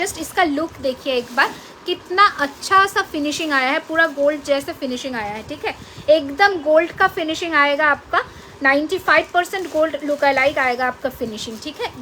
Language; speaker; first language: Hindi; non-native, local second language; Bangla